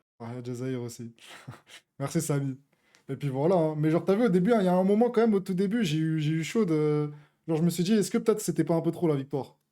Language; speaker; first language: French; native; French